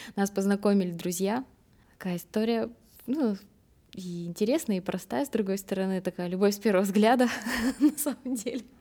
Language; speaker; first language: Russian; native; Russian